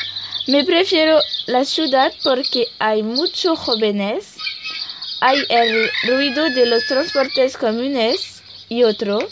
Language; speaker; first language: Spanish; non-native, learner; French